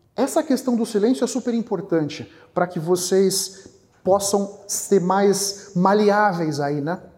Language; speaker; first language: Portuguese; native; Portuguese